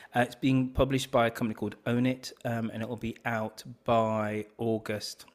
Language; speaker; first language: English; native; English